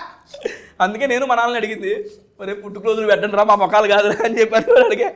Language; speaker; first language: Telugu; native; Telugu